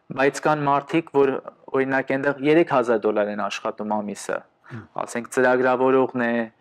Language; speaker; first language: Armenian; early bilingual, heritage; Armenian